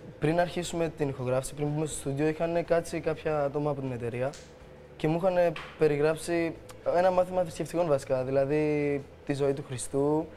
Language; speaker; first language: Greek; early bilingual, other home language; Albanian